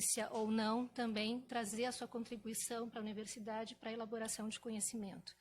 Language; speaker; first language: Portuguese; native; Portuguese